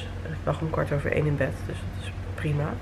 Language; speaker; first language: Dutch; native; Dutch